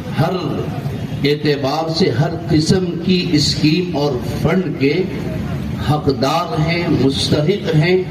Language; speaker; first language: Urdu; native; Urdu